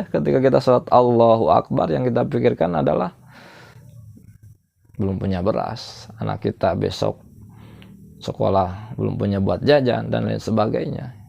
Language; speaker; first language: Indonesian; non-native, local second language; Sundanese